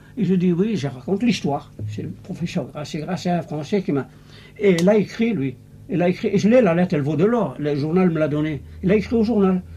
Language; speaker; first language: French; non-native, local second language; Arabic